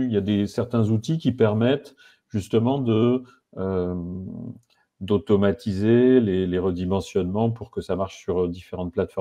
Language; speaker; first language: French; native; French